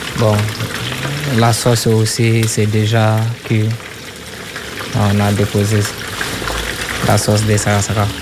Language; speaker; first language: French; non-native, learner; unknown